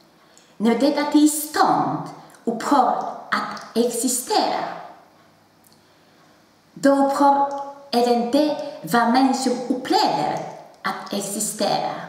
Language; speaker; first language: Swedish; non-native, fluent; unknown